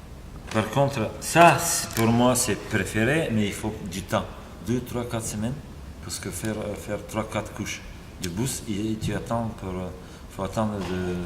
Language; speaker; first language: French; non-native, fluent; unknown